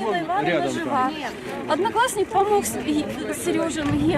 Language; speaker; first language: Russian; native; Russian